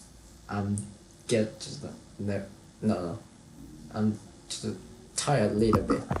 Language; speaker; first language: English; non-native, learner; Vietnamese